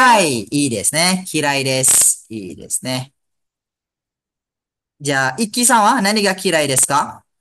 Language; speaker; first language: Japanese; non-native, fluent; Malay